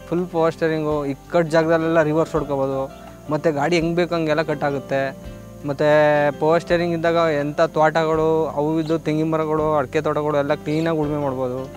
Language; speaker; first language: Kannada; native; Kannada